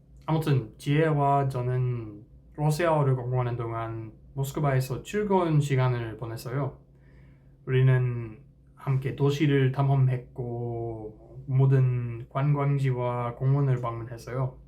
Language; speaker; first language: Korean; non-native, fluent; English